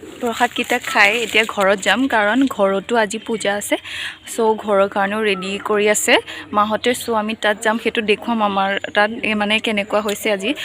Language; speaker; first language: Assamese; non-native, local second language; Bodo